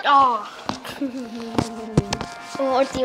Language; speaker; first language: Welsh; native; Welsh